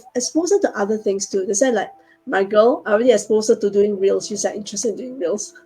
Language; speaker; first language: English; non-native, local second language; Chinese